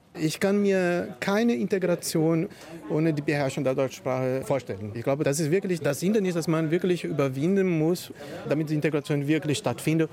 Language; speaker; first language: German; non-native, fluent; Portuguese